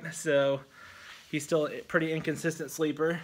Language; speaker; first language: English; native; English